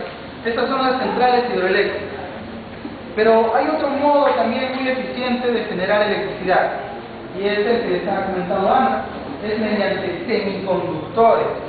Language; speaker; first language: Spanish; native; Spanish